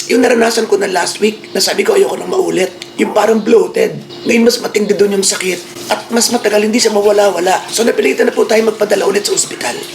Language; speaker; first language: Filipino; native; Filipino